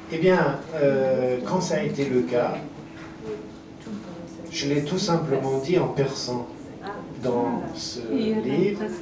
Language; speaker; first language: French; early bilingual, other home language; Persian